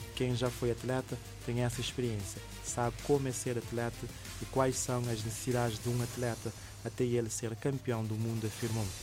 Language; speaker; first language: Portuguese; non-native, local second language; Kabuverdianu